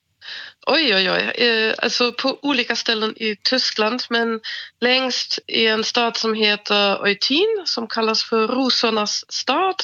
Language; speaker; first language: Swedish; non-native, fluent; German